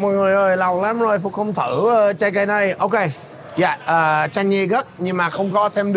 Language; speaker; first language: Vietnamese; non-native, fluent; English